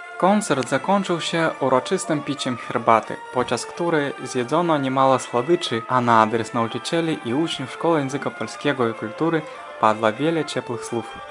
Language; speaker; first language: Polish; non-native, fluent; Russian